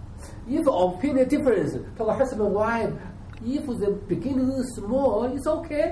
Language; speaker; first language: English; non-native, learner; Chinese